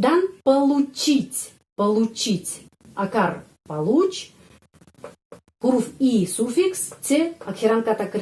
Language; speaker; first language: Indonesian; non-native, fluent; Russian